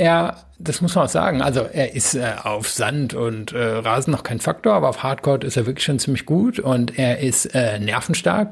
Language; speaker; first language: German; native; German